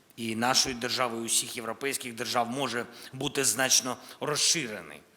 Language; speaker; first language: Ukrainian; non-native, local second language; Russian